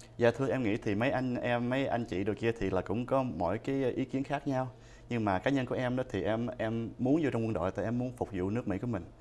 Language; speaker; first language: Vietnamese; early bilingual, heritage; Vietnamese